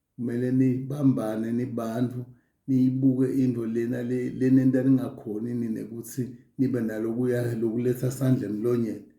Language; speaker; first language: Zulu; non-native, local second language; Swati